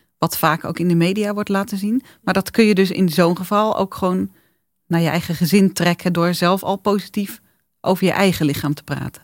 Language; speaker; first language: Dutch; native; Dutch